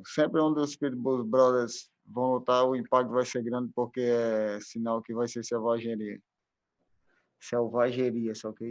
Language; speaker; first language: Portuguese; native; Portuguese